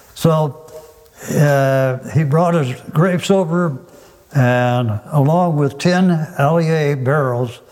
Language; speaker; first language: English; native; English